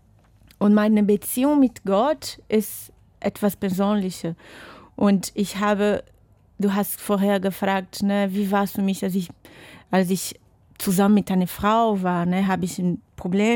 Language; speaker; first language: German; non-native, fluent; Portuguese